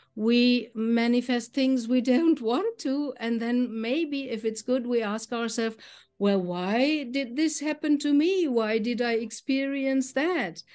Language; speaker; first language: English; non-native, fluent; German